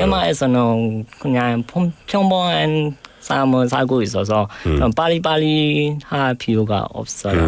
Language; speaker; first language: Korean; non-native, learner; Burmese